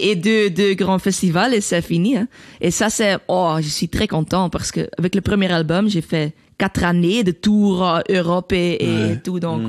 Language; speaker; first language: French; non-native, learner; Dutch